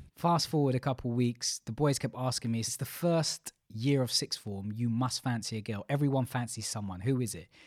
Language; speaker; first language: English; native; English